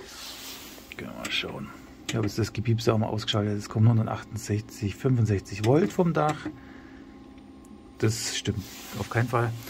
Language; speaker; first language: German; native; German